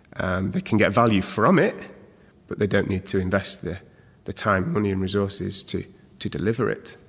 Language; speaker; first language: English; native; English